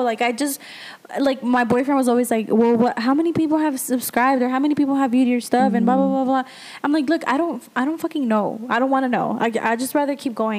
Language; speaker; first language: English; early bilingual, other home language; Spanish